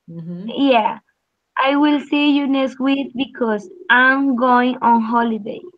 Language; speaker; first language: English; non-native, learner; Spanish